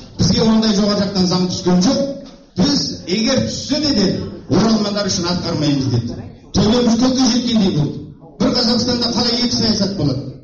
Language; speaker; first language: Kazakh; early bilingual, heritage; Kazakh